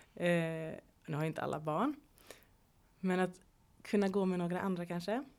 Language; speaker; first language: Swedish; native; Swedish